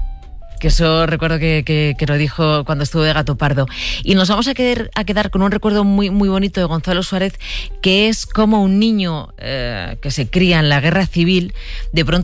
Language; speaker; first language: Spanish; native; Spanish